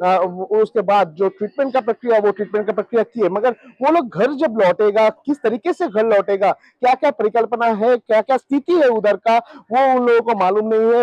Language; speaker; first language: Hindi; non-native, local second language; Bangla